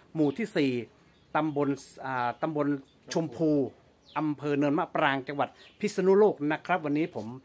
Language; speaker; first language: Thai; non-native, local second language; Northeastern Thai